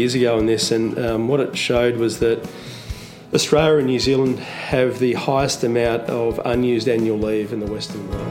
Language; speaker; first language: English; native; English